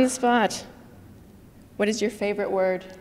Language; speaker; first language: English; native; English